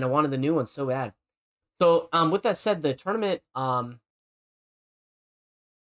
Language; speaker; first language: English; native; English